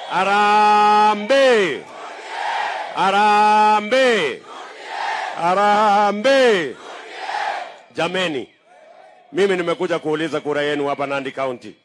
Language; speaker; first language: Swahili; non-native, local second language; Kalenjin